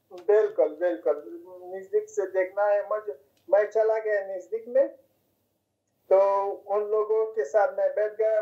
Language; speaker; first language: Hindi; non-native, fluent; Persian